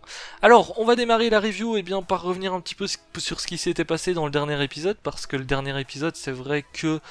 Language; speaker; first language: French; native; French